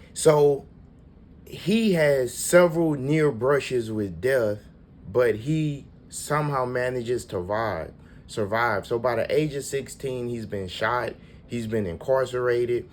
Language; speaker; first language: English; native; English